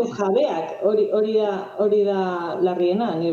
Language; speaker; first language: Basque; non-native, local second language; Spanish